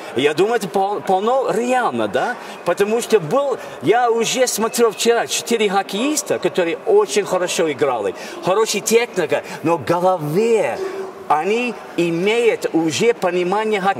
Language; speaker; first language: Russian; non-native, fluent; English